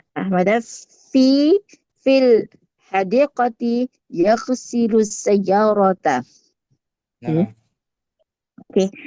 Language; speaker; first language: Arabic; non-native, learner; Indonesian